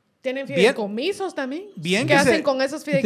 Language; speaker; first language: Spanish; native; Spanish